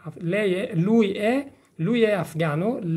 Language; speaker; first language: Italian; non-native, fluent; Persian